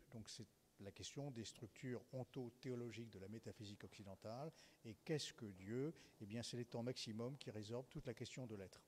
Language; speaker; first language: French; native; French